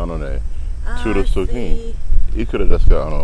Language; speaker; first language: Japanese; non-native, learner; English